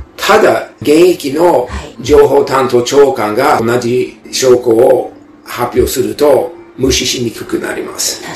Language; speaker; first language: Japanese; non-native, fluent; Chinese